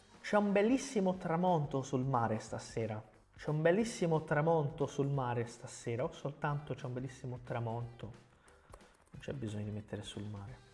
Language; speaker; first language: Italian; non-native, fluent; Portuguese